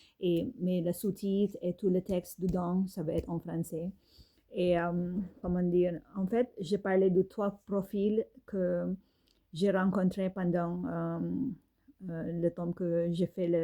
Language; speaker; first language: French; non-native, learner; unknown